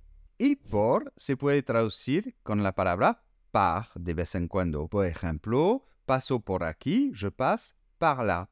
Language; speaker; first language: Spanish; non-native, fluent; French